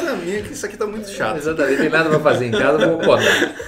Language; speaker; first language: Portuguese; native; Portuguese